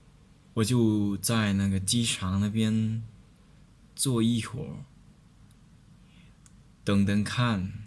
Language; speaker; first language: Chinese; non-native, learner; Lao